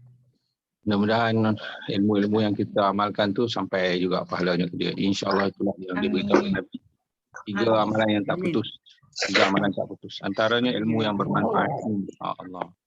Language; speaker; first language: Indonesian; non-native, local second language; Malay